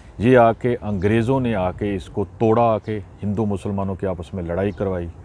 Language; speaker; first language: Urdu; non-native, local second language; Punjabi